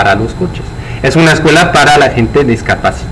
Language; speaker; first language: Spanish; non-native, fluent; English